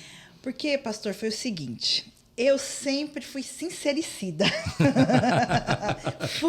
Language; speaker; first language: Portuguese; native; Portuguese